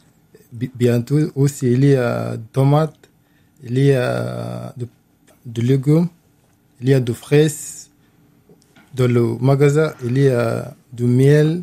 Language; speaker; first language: French; non-native, learner; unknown